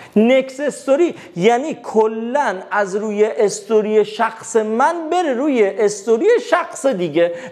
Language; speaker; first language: Persian; native; Persian